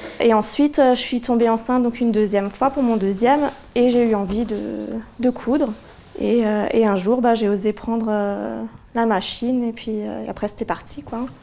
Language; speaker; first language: French; native; French